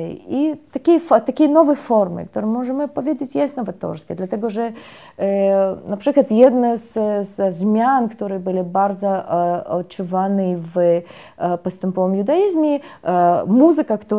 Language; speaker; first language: Polish; non-native, fluent; Russian